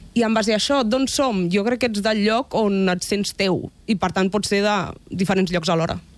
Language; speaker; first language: Catalan; native; Catalan